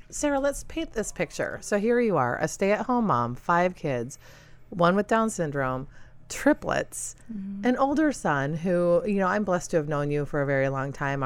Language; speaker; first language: English; native; English